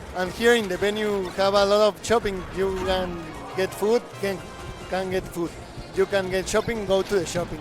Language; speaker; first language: English; non-native, learner; Spanish